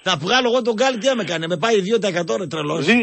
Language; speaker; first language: Greek; native; Greek